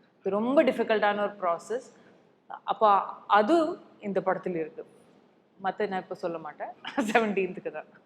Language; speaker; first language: Tamil; non-native, local second language; Malayalam